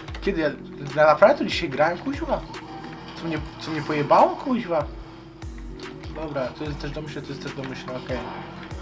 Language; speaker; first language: Polish; native; Polish